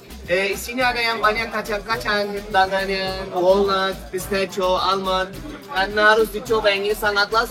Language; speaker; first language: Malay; non-native, fluent; Turkish